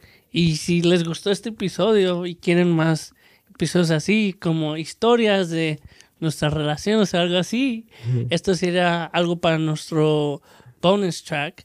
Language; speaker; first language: Spanish; native; Spanish